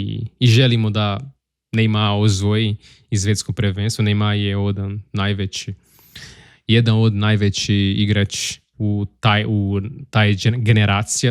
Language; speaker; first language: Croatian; non-native, learner; Portuguese